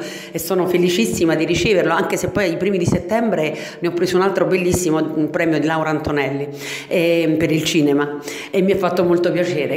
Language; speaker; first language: Italian; native; Italian